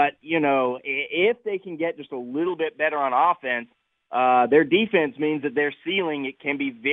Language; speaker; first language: English; native; English